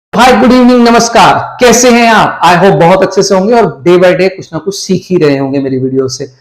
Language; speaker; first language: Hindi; native; Hindi